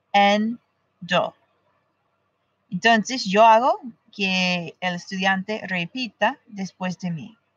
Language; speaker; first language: Spanish; non-native, fluent; English